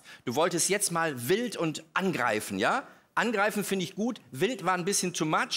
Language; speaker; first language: German; native; German